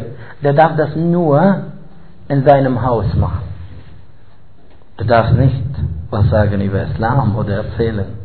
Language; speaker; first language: German; non-native, fluent; Arabic